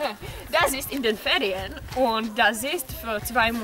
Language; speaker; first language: German; non-native, learner; Czech